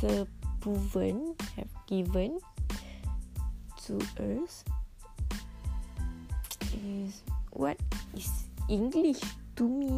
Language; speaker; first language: English; non-native, local second language; Malay